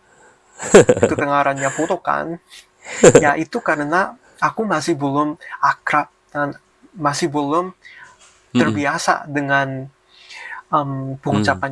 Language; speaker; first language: Indonesian; non-native, fluent; Korean